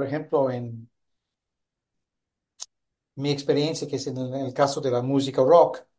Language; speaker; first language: Spanish; non-native, fluent; English